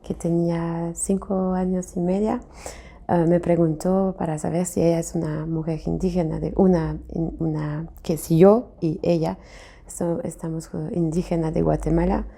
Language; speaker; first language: Spanish; non-native, fluent; French